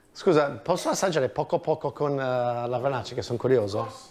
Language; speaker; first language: Italian; non-native, fluent; English